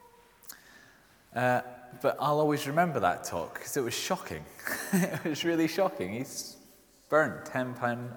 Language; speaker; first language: English; native; English